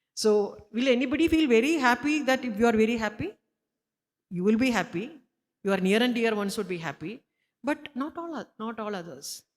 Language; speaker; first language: English; non-native, local second language; Malayalam